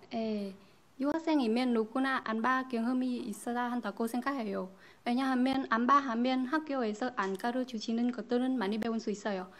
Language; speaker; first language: Korean; non-native, learner; Vietnamese